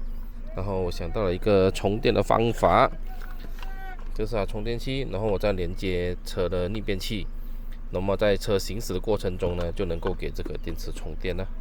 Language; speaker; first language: Chinese; native; Chinese